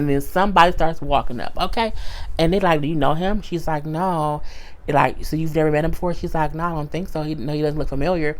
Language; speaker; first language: English; native; English